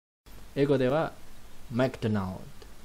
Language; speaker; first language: Japanese; non-native, learner; Indonesian